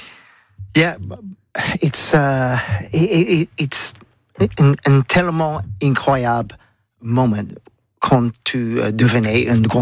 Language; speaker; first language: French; non-native, learner; English